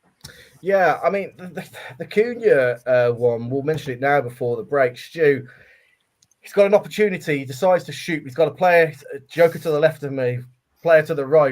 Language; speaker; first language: English; native; English